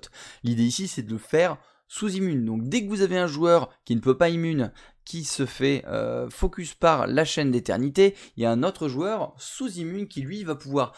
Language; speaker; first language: French; native; French